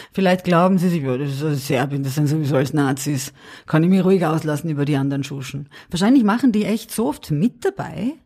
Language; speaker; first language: German; early bilingual, other home language; Serbian